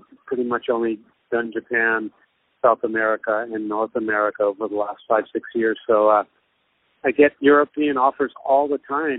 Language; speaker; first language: English; native; English